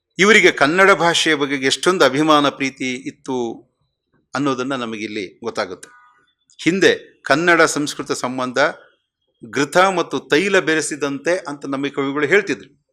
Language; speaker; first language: Kannada; native; Kannada